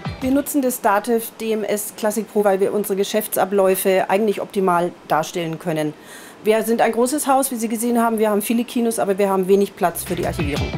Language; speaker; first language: German; native; German